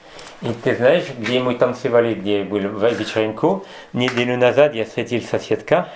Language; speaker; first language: Russian; non-native, learner; French